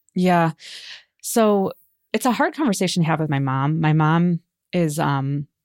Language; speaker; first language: English; native; English